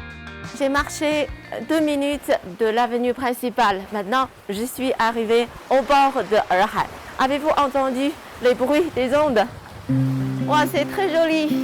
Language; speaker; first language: French; non-native, fluent; Chinese